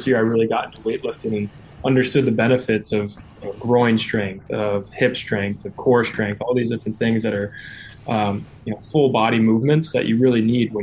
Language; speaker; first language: English; native; English